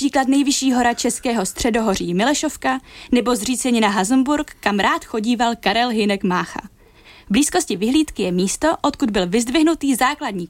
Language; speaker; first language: Czech; native; Czech